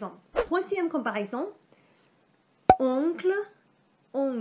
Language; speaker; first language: French; non-native, fluent; Thai